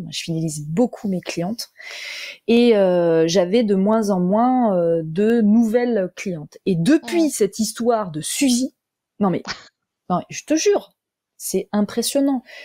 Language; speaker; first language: French; native; French